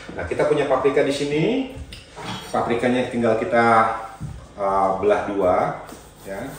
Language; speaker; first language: Indonesian; native; Indonesian